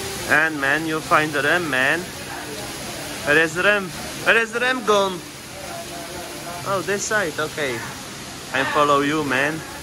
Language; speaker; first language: English; non-native, learner; Dutch